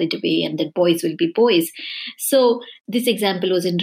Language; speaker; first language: English; non-native, local second language; Hindi